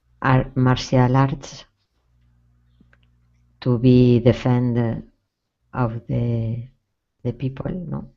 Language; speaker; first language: English; non-native, learner; Spanish